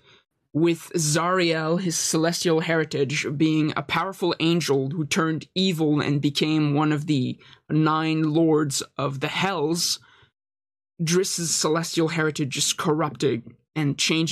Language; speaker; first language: English; native; English